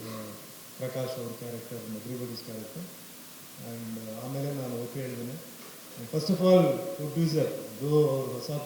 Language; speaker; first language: Kannada; non-native, fluent; Tulu